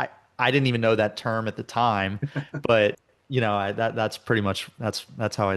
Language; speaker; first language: English; native; English